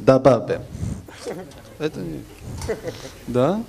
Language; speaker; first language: Russian; non-native, fluent; Korean